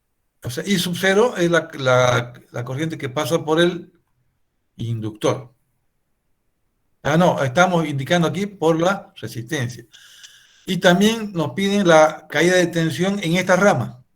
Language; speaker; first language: Spanish; native; Spanish